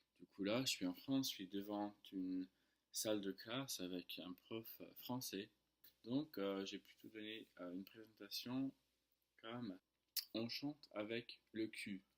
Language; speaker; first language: French; non-native, fluent; English